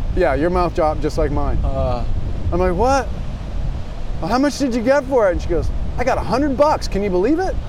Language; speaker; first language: English; native; English